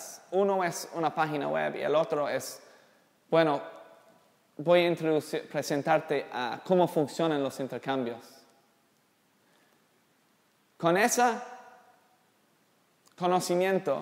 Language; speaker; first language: Spanish; non-native, fluent; English